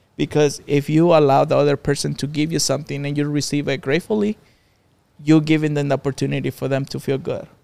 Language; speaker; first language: English; non-native, fluent; Spanish